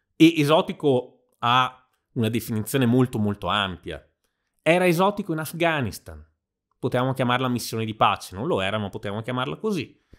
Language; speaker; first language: Italian; native; Italian